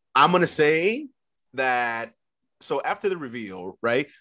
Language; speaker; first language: English; early bilingual, other home language; Spanish